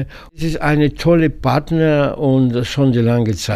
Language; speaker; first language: German; non-native, learner; Russian